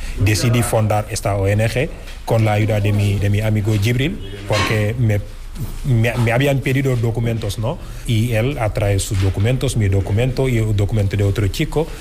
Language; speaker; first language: Spanish; non-native, fluent; Wolof